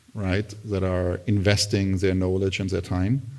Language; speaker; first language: English; non-native, fluent; German